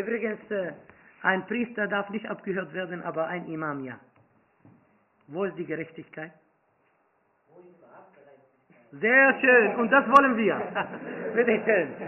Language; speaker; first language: German; non-native, fluent; Arabic